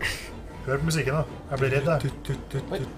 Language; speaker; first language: Norwegian; native; Norwegian